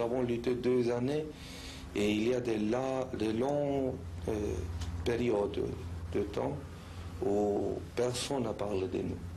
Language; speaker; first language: French; non-native, fluent; Spanish